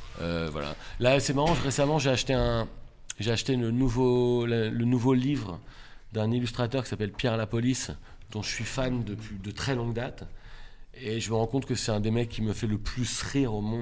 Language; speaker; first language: French; native; French